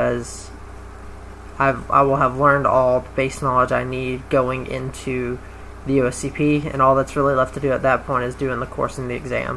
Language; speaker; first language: English; native; English